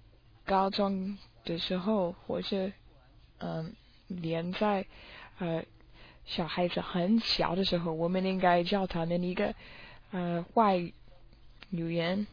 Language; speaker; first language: Chinese; non-native, learner; English